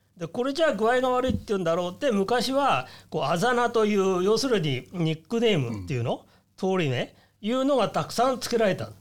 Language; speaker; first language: Japanese; native; Japanese